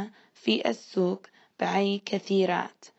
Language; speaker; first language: Arabic; non-native, learner; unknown